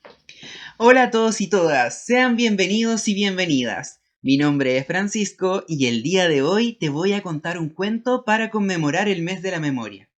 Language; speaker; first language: Spanish; native; Spanish